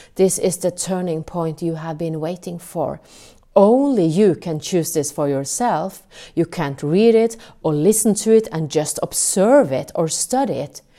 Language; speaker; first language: English; non-native, fluent; Norwegian